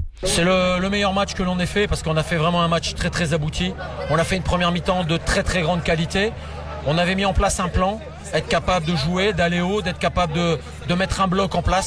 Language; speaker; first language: French; native; French